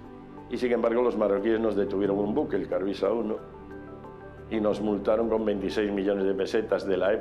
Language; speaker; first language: Spanish; native; Spanish